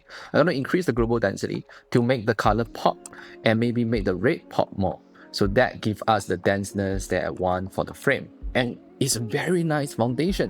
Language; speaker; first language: English; non-native, fluent; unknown